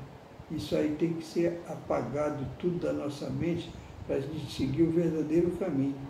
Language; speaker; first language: Portuguese; native; Portuguese